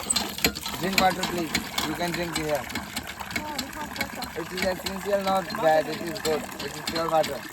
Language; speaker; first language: English; non-native, learner; Hindi